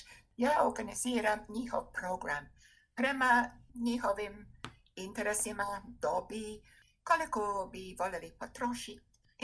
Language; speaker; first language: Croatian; non-native, fluent; English